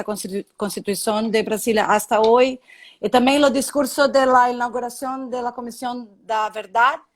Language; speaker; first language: Spanish; non-native, learner; Portuguese